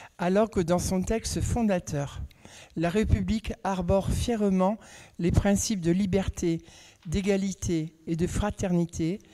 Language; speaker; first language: French; native; French